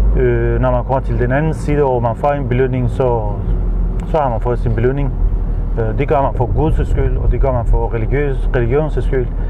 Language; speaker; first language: Danish; non-native, fluent; Persian